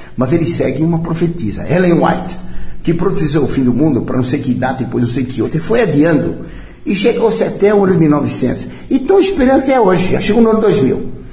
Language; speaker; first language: Portuguese; early bilingual, other home language; Italian